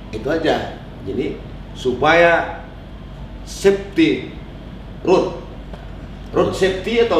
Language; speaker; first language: Indonesian; native; Indonesian